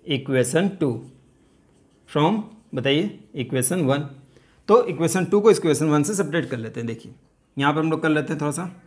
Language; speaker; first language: Hindi; native; Hindi